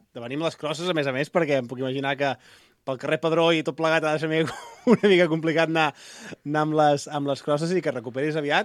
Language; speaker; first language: Catalan; native; Catalan